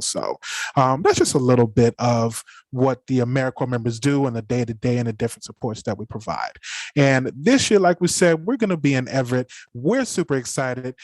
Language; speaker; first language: English; native; English